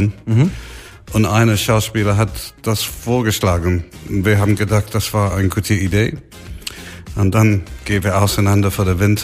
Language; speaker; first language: German; non-native, learner; English